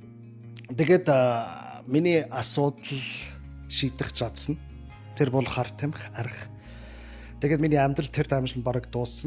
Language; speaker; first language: Mongolian; non-native, learner; German